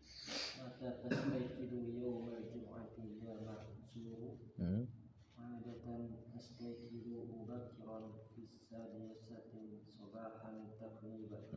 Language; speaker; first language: Arabic; non-native, learner; Indonesian